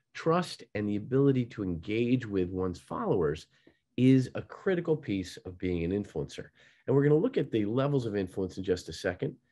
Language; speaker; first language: English; native; English